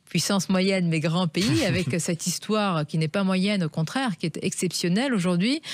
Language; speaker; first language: French; non-native, local second language; Arabic